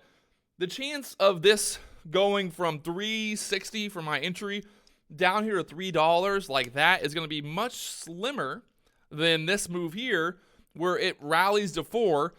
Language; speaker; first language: English; native; English